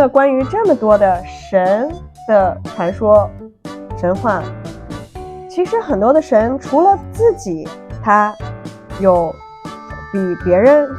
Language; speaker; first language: Chinese; native; Chinese